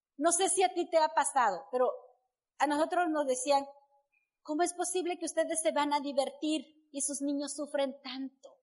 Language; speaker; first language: Spanish; native; Spanish